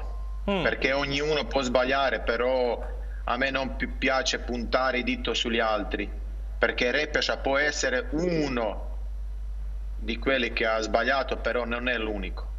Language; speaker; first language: Italian; non-native, fluent; Croatian